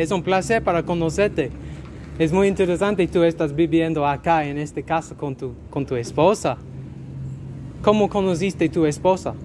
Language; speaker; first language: Spanish; non-native, learner; English